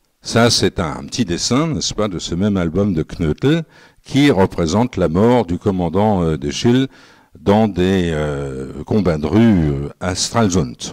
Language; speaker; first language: French; native; French